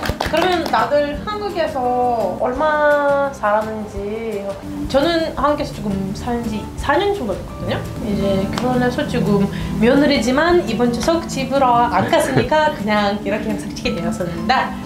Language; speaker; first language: Korean; non-native, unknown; Lithuanian